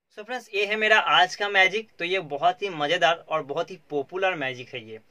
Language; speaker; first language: Hindi; non-native, local second language; Bangla